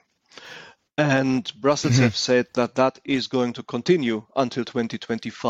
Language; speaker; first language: English; non-native, fluent; German